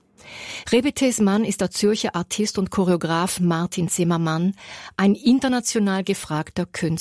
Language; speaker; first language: German; native; German